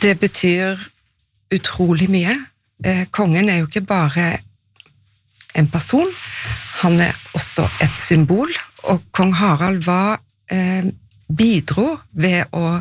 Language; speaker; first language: Norwegian; native; Norwegian